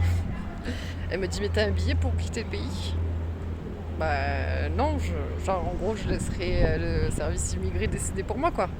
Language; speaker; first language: French; native; French